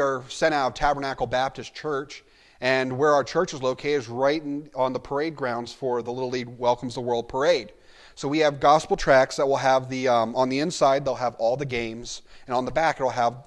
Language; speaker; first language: English; native; English